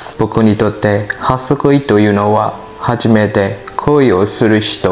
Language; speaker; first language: Japanese; non-native, learner; Burmese